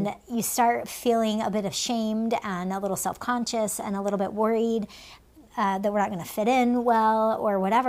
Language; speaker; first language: English; native; English